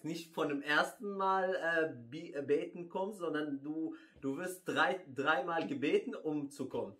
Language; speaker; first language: German; non-native, fluent; Arabic